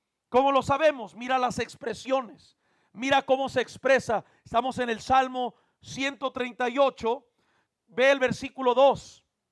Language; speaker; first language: Spanish; early bilingual, heritage; Spanish